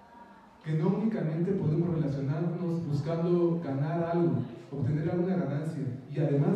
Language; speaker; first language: Spanish; native; Spanish